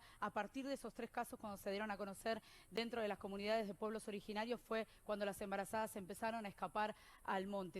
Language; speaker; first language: Spanish; native; Spanish